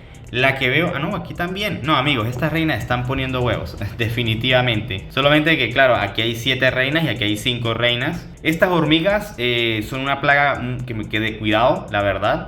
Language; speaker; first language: Spanish; native; Spanish